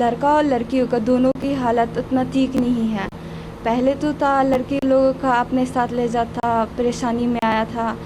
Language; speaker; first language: Hindi; non-native, fluent; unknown